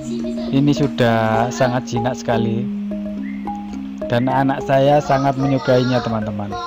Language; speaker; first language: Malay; non-native, local second language; Javanese